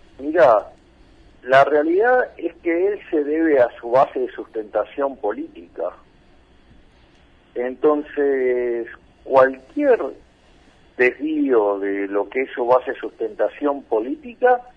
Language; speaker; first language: Spanish; native; Spanish